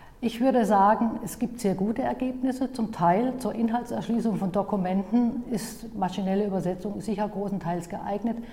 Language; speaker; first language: German; native; German